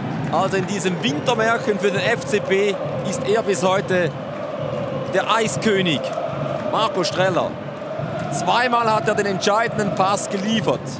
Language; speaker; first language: German; native; German